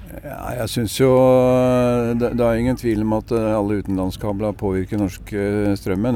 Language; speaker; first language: Norwegian; native; Norwegian